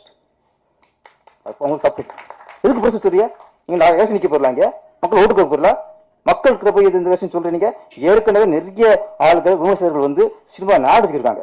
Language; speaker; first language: Tamil; native; Tamil